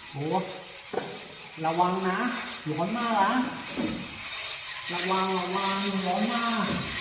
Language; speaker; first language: Thai; non-native, learner; Chinese